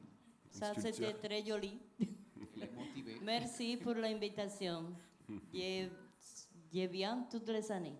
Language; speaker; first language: French; non-native, learner; Spanish